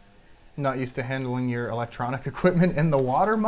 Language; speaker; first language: English; native; English